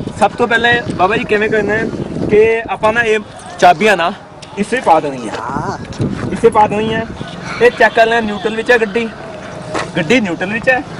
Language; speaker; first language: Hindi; non-native, local second language; Punjabi